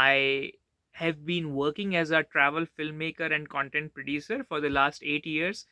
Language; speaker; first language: English; non-native, local second language; Hindi